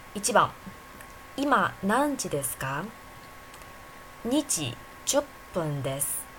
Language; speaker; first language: Japanese; non-native, fluent; Chinese